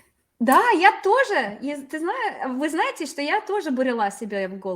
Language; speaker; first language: Russian; non-native, fluent; English